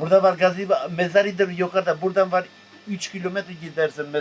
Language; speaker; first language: Turkish; non-native, local second language; Albanian